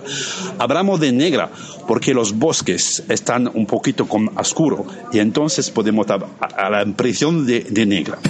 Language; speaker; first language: Spanish; non-native, learner; French